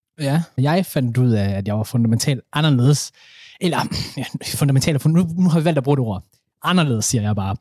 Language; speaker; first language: Danish; early bilingual, other home language; Somali